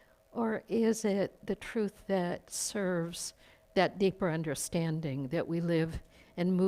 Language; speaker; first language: English; native; English